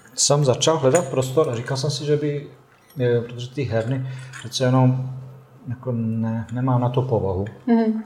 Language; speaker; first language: Czech; non-native, fluent; Bosnian